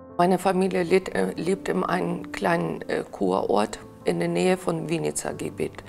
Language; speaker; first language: German; non-native, fluent; Ukrainian